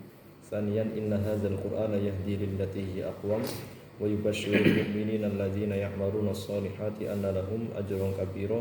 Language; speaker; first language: Arabic; non-native, learner; Indonesian